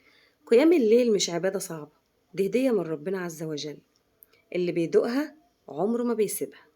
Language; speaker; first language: Arabic; native; Arabic